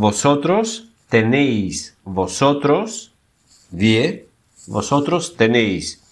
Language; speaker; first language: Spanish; non-native, fluent; Bulgarian